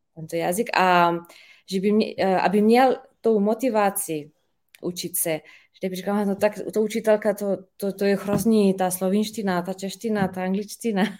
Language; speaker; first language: Czech; non-native, fluent; Slovenian